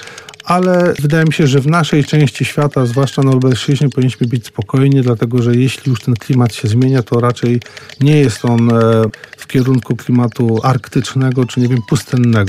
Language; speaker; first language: Polish; native; Polish